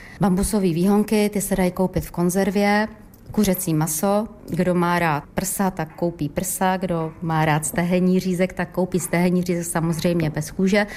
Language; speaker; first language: Czech; native; Czech